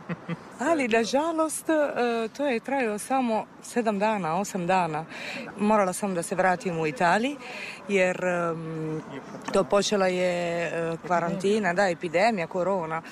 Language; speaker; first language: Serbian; non-native, fluent; Italian